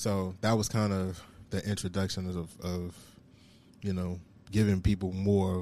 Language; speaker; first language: English; native; English